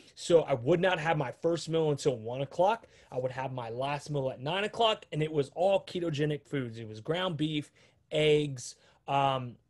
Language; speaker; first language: English; native; English